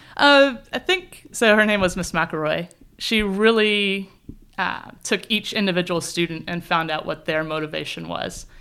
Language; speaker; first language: English; native; English